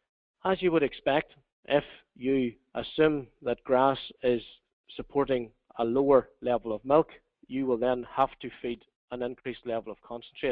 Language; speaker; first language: English; native; English